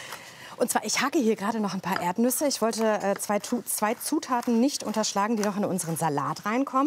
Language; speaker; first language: German; native; German